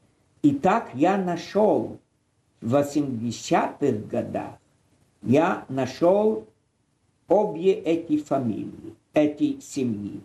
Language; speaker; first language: Russian; non-native, fluent; Polish